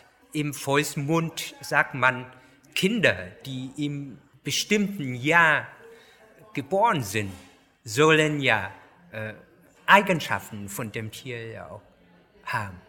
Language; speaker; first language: German; non-native, fluent; Vietnamese